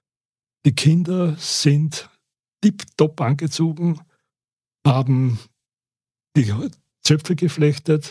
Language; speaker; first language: German; native; German